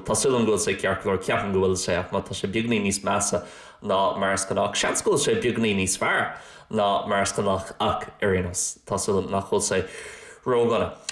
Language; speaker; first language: Irish; non-native, local second language; English